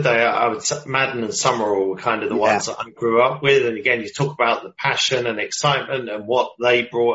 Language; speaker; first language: English; native; English